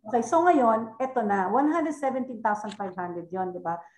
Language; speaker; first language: Filipino; native; Filipino